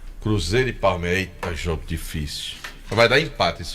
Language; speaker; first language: Portuguese; native; Portuguese